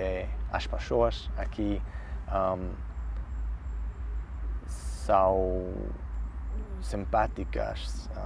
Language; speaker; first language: Portuguese; non-native, learner; English